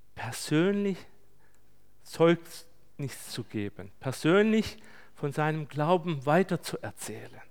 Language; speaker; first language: German; non-native, fluent; Turkish